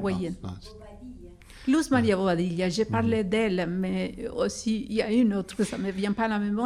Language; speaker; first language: French; non-native, fluent; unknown